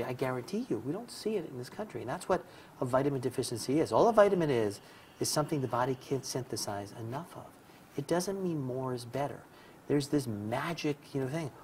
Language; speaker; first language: English; native; English